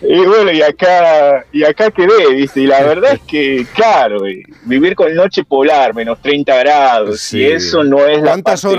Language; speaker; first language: Spanish; native; Spanish